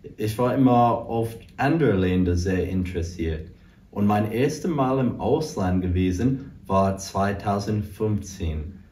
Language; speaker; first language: German; non-native, fluent; English